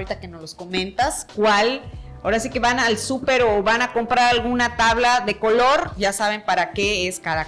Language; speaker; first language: Spanish; native; Spanish